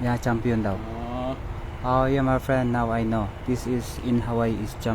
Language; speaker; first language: English; non-native, local second language; Filipino